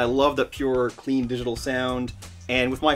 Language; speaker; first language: English; native; English